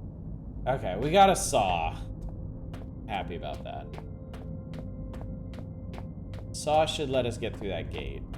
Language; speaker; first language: English; native; English